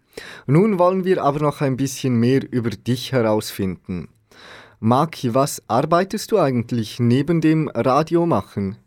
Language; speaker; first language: German; native; German